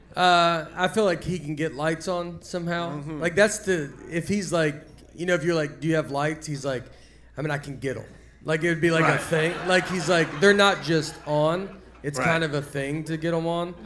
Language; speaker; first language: English; native; English